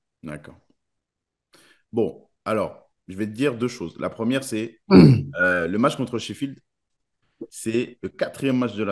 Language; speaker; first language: French; native; French